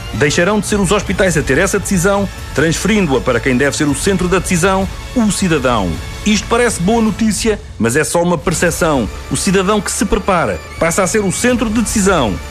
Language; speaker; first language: Portuguese; native; Portuguese